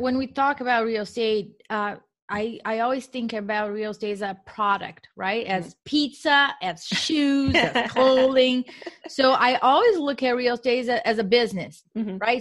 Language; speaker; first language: English; non-native, fluent; Portuguese